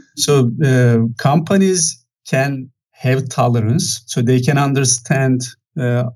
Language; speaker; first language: English; non-native, fluent; Turkish